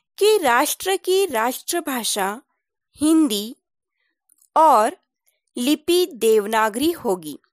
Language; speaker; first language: Hindi; non-native, local second language; Marathi